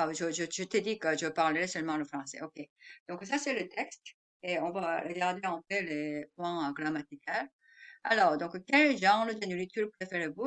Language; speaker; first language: French; non-native, fluent; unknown